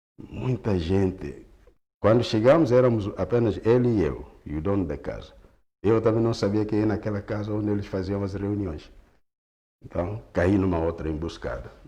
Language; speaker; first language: Portuguese; non-native, local second language; Kongo